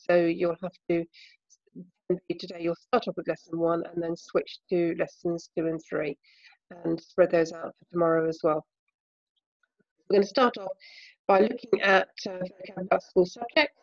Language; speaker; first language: English; native; English